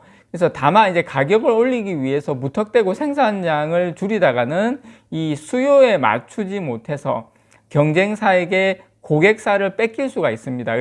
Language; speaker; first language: Korean; native; Korean